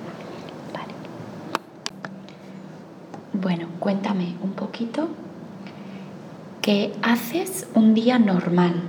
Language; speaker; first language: Spanish; native; Spanish